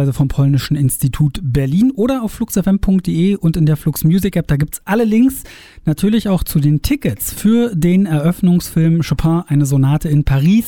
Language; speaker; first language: German; native; German